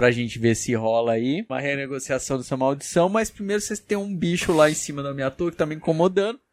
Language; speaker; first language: Portuguese; native; Portuguese